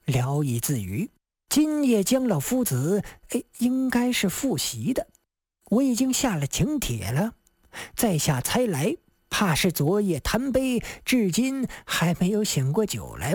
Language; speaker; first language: Chinese; native; Chinese